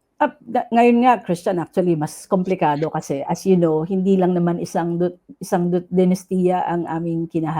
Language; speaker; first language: Filipino; non-native, local second language; Cebuano